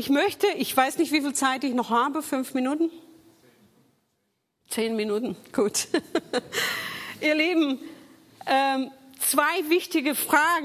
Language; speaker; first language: German; non-native, fluent; Portuguese